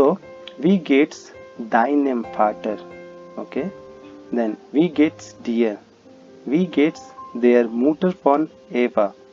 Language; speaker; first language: German; non-native, fluent; Hindi